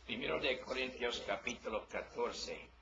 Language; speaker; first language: Spanish; non-native, learner; English